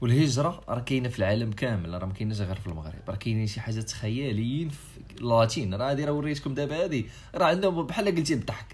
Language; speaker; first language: Arabic; native; Arabic